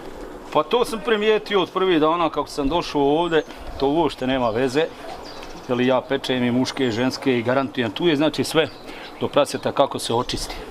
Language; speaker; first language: Bosnian; native; Bosnian